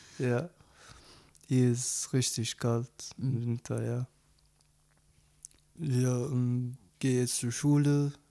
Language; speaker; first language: German; non-native, learner; Arabic